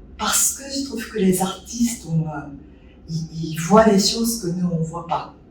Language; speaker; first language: French; non-native, fluent; Japanese